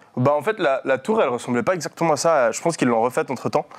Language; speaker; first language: French; native; French